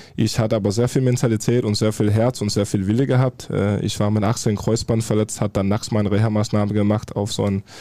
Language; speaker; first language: German; non-native, fluent; Danish